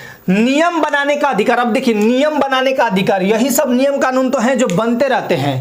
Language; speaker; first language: Hindi; native; Hindi